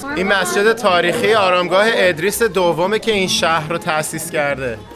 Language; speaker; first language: Persian; native; Persian